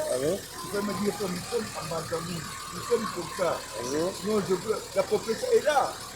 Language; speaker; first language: French; non-native, local second language; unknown